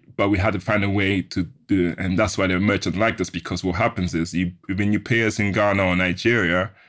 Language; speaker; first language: English; non-native, fluent; German